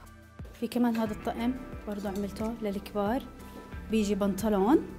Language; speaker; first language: Arabic; native; Arabic